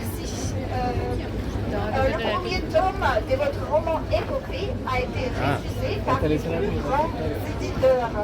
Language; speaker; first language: French; non-native, fluent; Russian